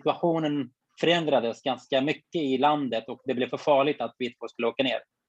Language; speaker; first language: Swedish; non-native, fluent; Kurdish